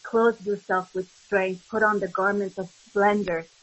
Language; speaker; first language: English; early bilingual, other home language; Arabic